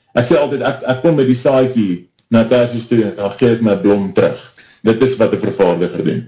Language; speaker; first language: Afrikaans; native; Afrikaans